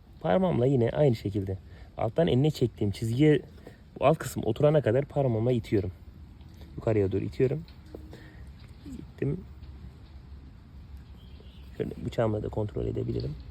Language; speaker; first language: Turkish; native; Turkish